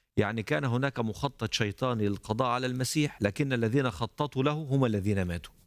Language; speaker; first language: Arabic; native; Arabic